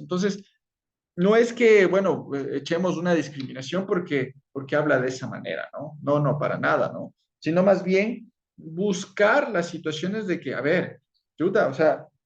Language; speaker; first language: Spanish; native; Spanish